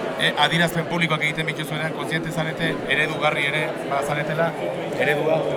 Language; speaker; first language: Basque; native; Basque